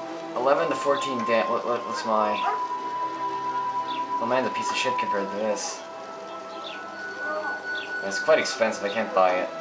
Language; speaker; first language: English; native; English